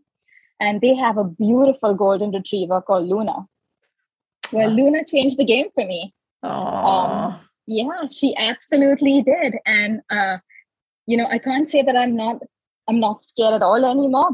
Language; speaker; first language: English; non-native, local second language; Hindi